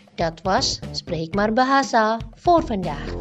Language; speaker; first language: Dutch; non-native, learner; Indonesian